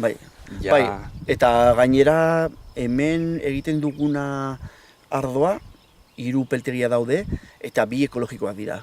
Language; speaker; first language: Basque; non-native, local second language; Spanish